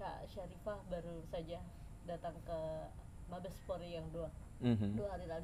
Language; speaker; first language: Indonesian; native; Indonesian